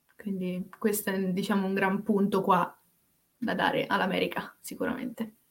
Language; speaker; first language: Italian; native; Italian